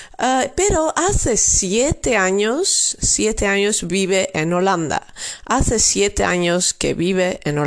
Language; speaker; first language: Spanish; non-native, fluent; Dutch